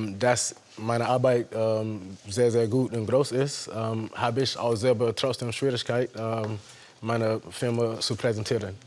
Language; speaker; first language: German; non-native, fluent; English